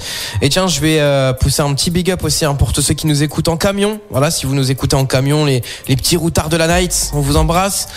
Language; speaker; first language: French; native; French